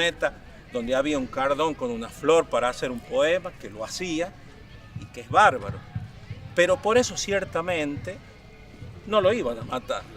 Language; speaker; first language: Spanish; native; Spanish